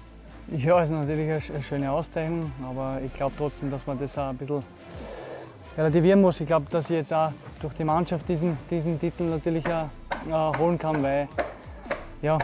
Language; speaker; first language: German; native; German